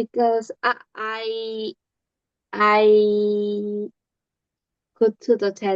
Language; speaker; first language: English; non-native, learner; Korean